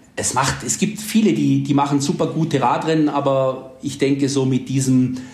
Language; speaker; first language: German; native; German